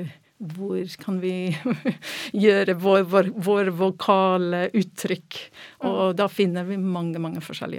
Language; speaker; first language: Norwegian; non-native, fluent; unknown